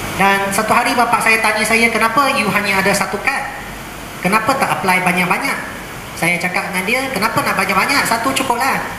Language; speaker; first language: Malay; non-native, local second language; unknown